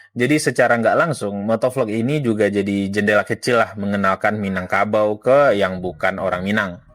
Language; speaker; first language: Indonesian; non-native, local second language; Minangkabau